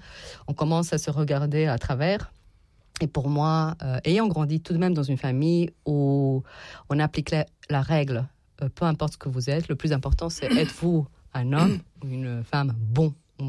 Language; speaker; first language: French; non-native, fluent; Serbian